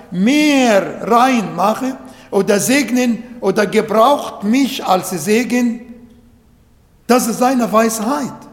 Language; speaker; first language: German; non-native, learner; Arabic